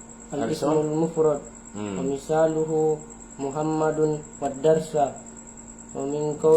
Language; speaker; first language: Arabic; non-native, learner; Indonesian